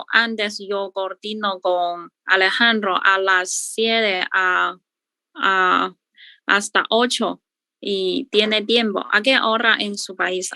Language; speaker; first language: Spanish; non-native, learner; Chinese